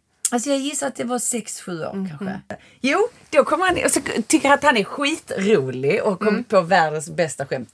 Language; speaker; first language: Swedish; native; Swedish